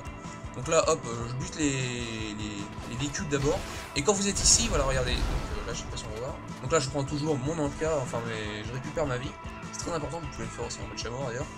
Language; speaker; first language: French; native; French